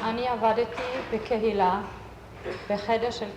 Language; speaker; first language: Hebrew; non-native, fluent; German